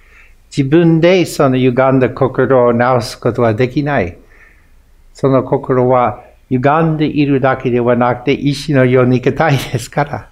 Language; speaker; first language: Japanese; non-native, fluent; English